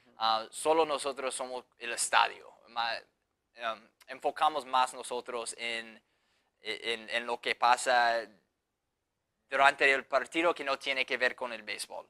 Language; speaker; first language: Spanish; non-native, fluent; English